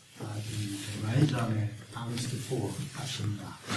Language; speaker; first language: German; non-native, learner; Korean